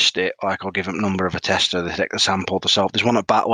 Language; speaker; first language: English; native; English